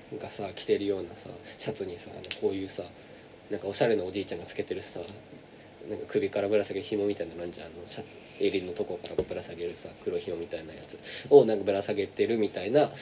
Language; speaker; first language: Japanese; native; Japanese